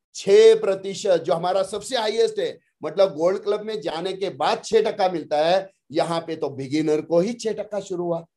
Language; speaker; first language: Hindi; non-native, local second language; Marathi